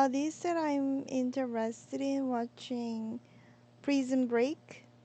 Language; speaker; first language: English; non-native, learner; Korean